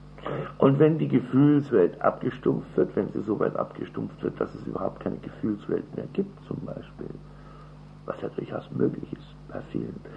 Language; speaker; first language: German; native; German